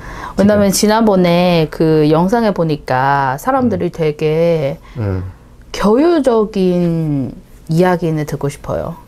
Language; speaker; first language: Korean; non-native, learner; Chinese